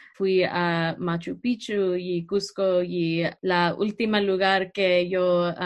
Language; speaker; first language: Spanish; non-native, learner; English